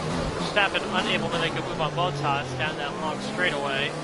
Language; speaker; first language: English; native; English